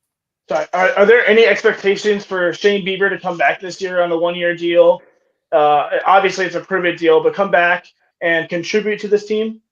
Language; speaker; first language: English; native; English